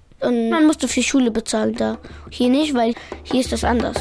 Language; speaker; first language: German; early bilingual, other home language; Pashto